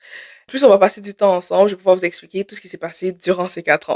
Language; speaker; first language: French; native; French